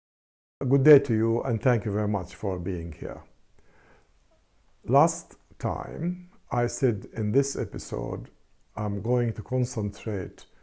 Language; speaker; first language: English; non-native, fluent; Arabic